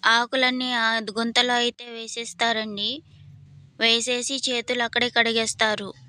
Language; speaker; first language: Telugu; non-native, local second language; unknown